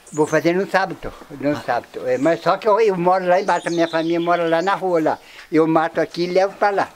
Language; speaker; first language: Portuguese; native; Portuguese